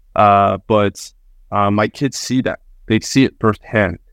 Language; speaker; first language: English; early bilingual, other home language; Spanish